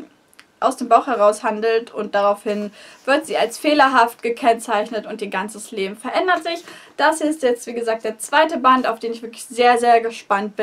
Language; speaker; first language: German; native; German